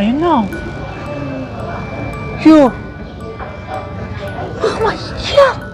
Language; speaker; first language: English; non-native, learner; Indonesian